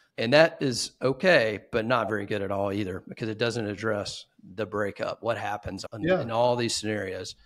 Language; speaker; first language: English; native; English